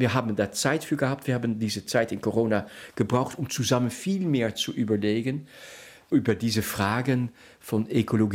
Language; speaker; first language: German; non-native, fluent; Dutch